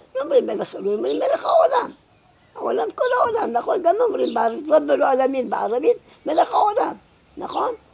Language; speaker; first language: Hebrew; non-native, local second language; Arabic